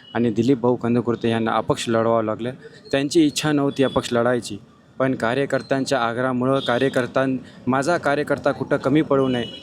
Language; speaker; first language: Marathi; non-native, local second language; Hindi